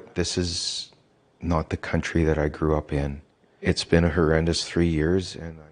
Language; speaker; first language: English; native; English